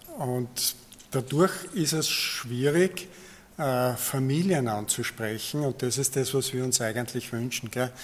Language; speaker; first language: German; native; German